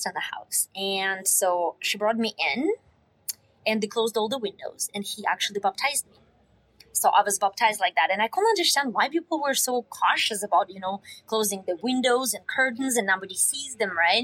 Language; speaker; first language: English; non-native, fluent; Russian